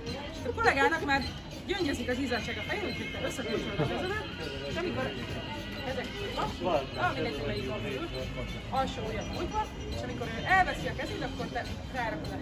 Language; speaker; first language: Hungarian; native; Hungarian